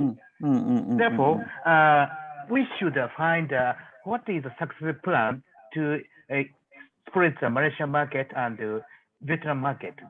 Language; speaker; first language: English; non-native, learner; Japanese